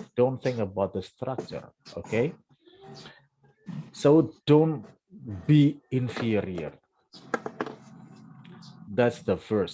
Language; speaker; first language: English; non-native, fluent; Indonesian